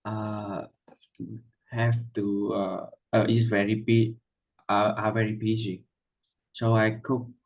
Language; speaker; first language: English; non-native, learner; Vietnamese